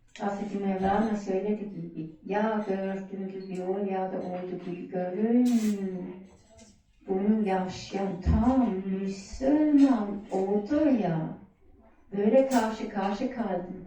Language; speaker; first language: Turkish; non-native, learner; German